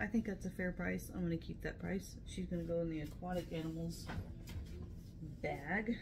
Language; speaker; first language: English; native; English